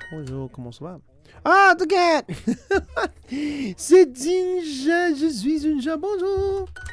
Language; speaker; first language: French; non-native, learner; English